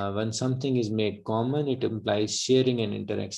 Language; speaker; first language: English; non-native, local second language; Urdu